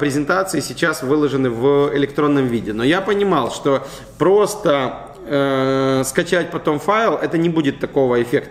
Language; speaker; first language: Russian; native; Russian